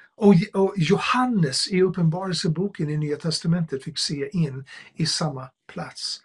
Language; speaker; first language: Swedish; non-native, fluent; English